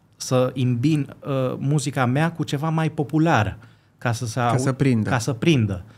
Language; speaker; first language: Romanian; early bilingual, heritage; Greek